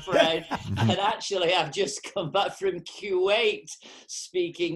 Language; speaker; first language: English; native; English